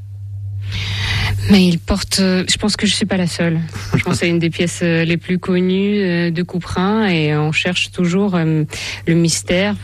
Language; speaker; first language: French; non-native, fluent; Russian